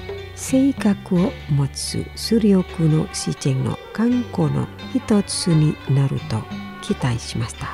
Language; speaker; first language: Japanese; non-native, fluent; Indonesian